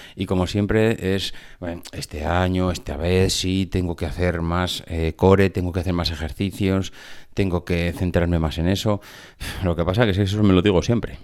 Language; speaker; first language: Spanish; native; Spanish